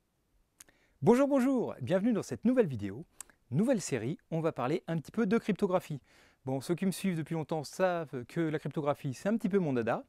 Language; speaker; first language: French; native; French